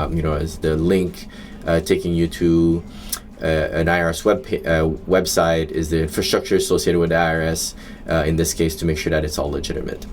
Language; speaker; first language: English; native; English